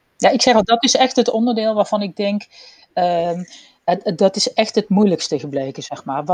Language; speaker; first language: Dutch; native; Dutch